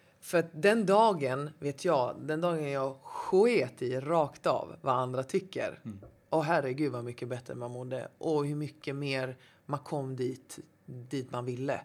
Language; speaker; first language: Swedish; native; Swedish